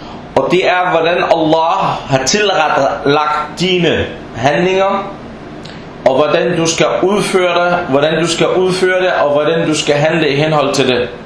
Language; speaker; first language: Danish; early bilingual, other home language; Arabic